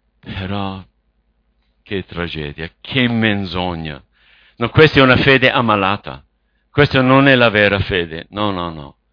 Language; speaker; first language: Italian; non-native, fluent; English